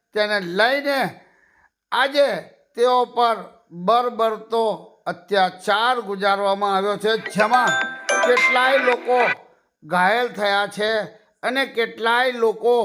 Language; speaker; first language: Gujarati; native; Gujarati